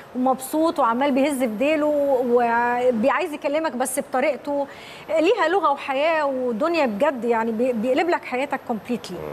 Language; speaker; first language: Arabic; native; Arabic